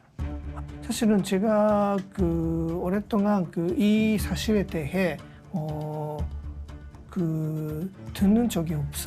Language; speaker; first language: Korean; non-native, learner; Japanese